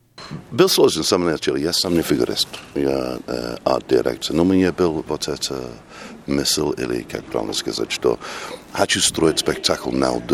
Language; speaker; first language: Russian; non-native, learner; English